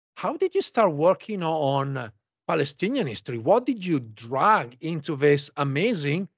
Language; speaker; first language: English; non-native, fluent; Italian